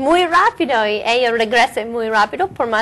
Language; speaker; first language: Spanish; non-native, learner; English